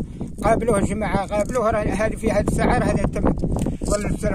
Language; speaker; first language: Arabic; native; Arabic